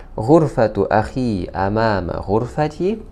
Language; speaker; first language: Arabic; non-native, fluent; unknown